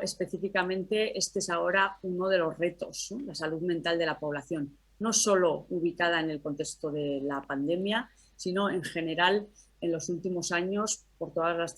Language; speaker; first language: Spanish; native; Spanish